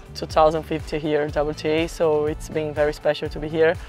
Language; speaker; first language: English; non-native, fluent; Portuguese